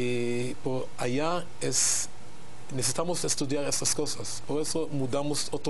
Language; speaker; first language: Spanish; non-native, learner; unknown